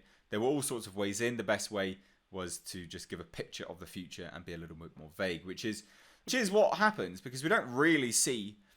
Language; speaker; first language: English; native; English